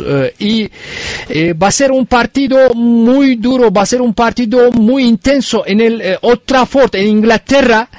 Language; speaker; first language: Spanish; non-native, fluent; Turkish